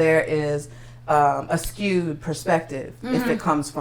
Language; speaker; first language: English; native; English